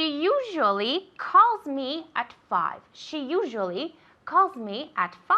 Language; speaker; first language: English; non-native, fluent; Spanish